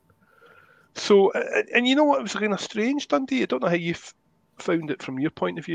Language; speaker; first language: English; native; English